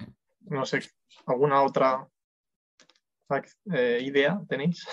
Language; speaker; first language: Spanish; non-native, fluent; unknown